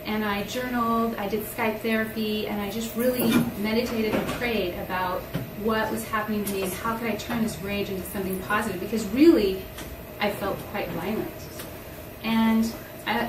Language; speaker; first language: English; native; English